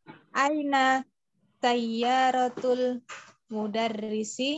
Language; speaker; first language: Arabic; non-native, learner; Indonesian